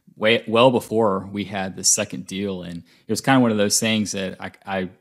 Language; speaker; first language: English; native; English